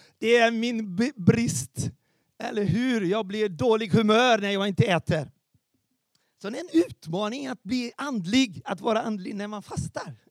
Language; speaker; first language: Swedish; non-native, fluent; Portuguese